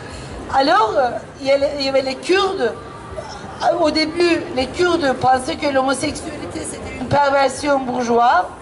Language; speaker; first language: French; non-native, fluent; Turkish